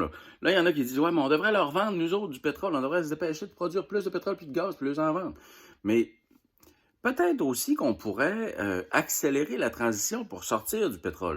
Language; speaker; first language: French; native; French